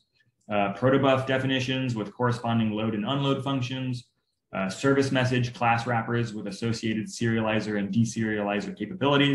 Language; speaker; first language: English; native; English